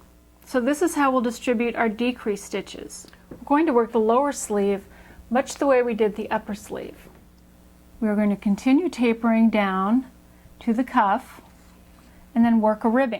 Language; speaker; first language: English; native; English